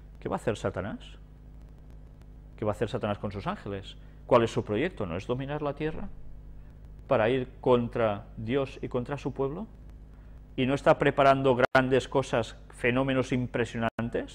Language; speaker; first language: Spanish; native; Spanish